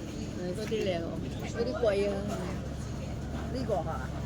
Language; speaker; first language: Cantonese; native; Cantonese